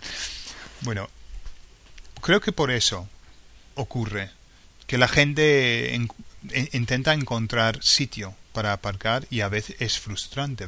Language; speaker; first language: Spanish; non-native, fluent; English